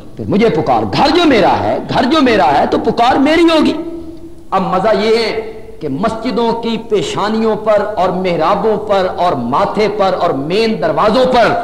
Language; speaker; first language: Urdu; non-native, local second language; Punjabi